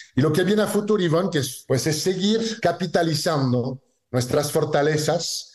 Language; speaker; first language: Spanish; non-native, fluent; French